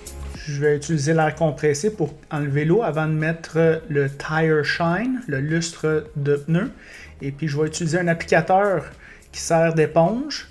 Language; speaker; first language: French; native; French